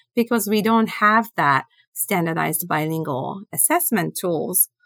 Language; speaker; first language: English; non-native, fluent; Japanese